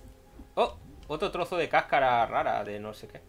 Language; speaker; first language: Spanish; native; Spanish